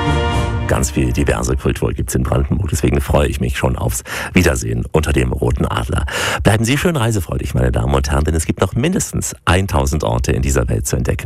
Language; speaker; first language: German; native; German